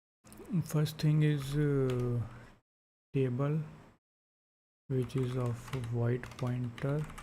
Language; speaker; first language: English; non-native, local second language; Hindi